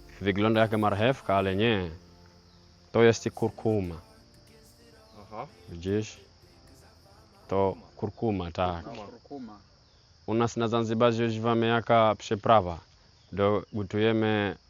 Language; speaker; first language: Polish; non-native, learner; Swahili